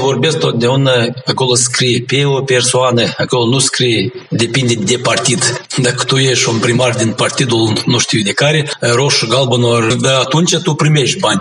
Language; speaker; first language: Romanian; non-native, local second language; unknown